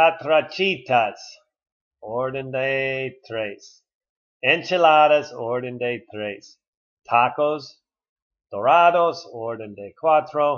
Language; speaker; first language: Spanish; non-native, learner; English